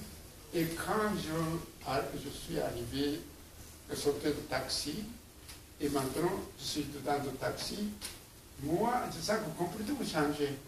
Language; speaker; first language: French; non-native, learner; Japanese